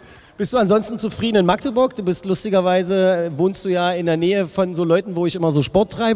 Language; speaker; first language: German; native; German